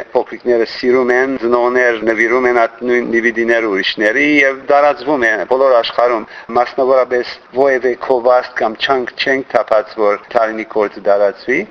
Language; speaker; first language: Armenian; early bilingual, heritage; Armenian